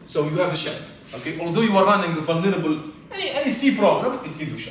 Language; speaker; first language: English; non-native, fluent; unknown